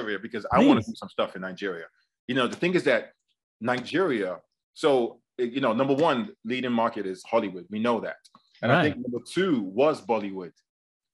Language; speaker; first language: English; native; English